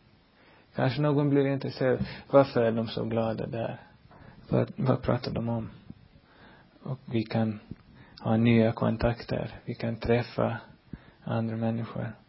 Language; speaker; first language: Swedish; non-native, fluent; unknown